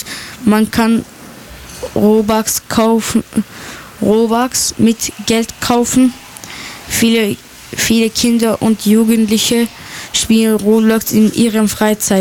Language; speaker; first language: German; non-native, learner; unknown